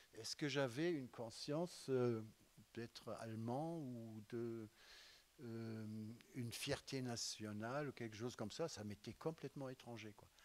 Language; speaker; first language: French; non-native, fluent; German